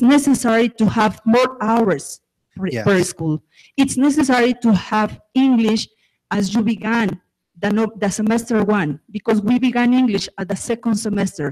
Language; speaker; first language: English; non-native, fluent; Spanish